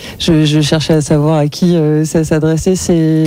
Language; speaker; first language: French; native; French